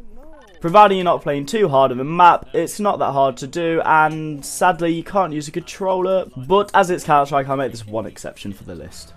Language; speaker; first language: English; native; English